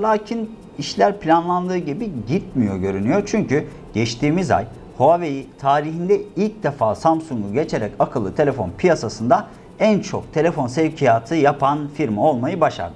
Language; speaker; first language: Turkish; native; Turkish